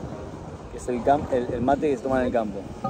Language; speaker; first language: Spanish; native; Spanish